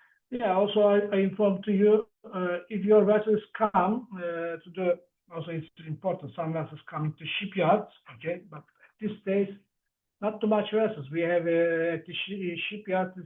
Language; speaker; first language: English; non-native, learner; Turkish